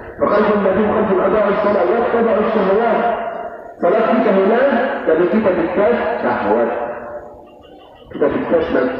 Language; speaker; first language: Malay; non-native, learner; Arabic